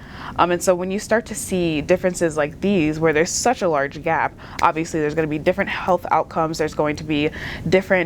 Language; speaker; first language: English; native; English